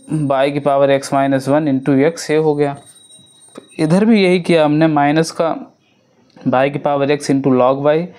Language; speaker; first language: Hindi; native; Hindi